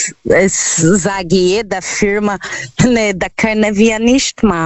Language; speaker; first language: German; non-native, learner; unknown